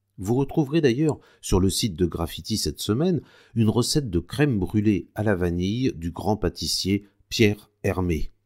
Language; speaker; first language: French; native; French